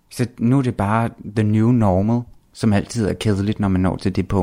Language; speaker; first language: Danish; native; Danish